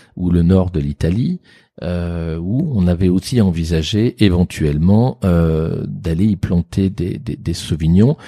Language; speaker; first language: French; native; French